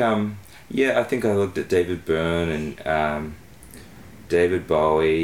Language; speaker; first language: English; native; English